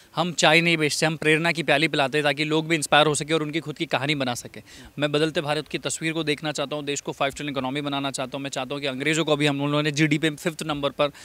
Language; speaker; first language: Hindi; native; Hindi